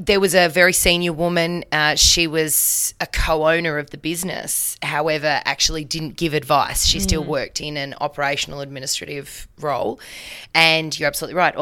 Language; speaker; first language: English; native; English